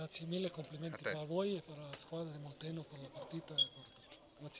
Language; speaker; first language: Italian; non-native, learner; Spanish